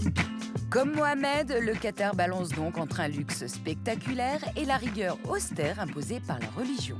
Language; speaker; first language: French; native; French